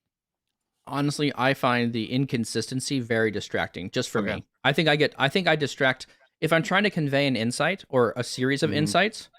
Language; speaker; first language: English; native; English